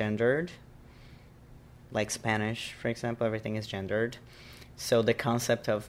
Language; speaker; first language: English; non-native, fluent; Portuguese